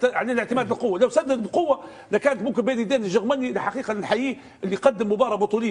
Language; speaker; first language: Arabic; native; Arabic